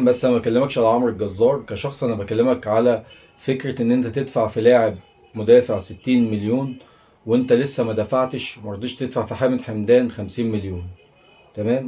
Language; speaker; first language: Arabic; native; Arabic